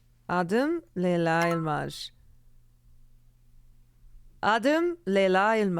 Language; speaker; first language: Turkish; non-native, learner; English